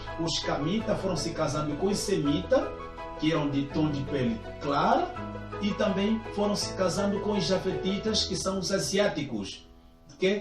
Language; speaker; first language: Portuguese; native; Portuguese